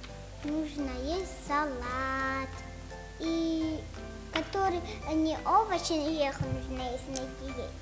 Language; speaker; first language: Russian; non-native, learner; Tajik